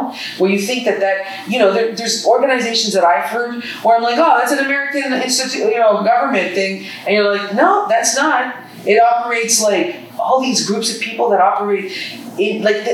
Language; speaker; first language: English; native; English